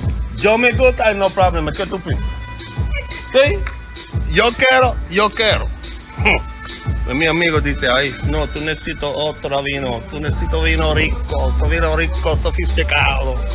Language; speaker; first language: Spanish; non-native, learner; English